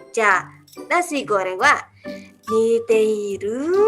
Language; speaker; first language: Japanese; non-native, learner; Indonesian